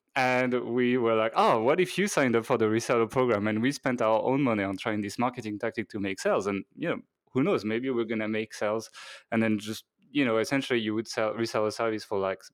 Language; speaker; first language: English; non-native, fluent; French